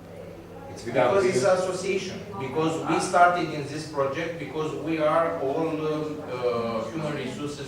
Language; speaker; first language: English; non-native, learner; Romanian